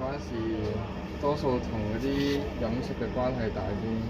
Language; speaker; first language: Cantonese; native; Cantonese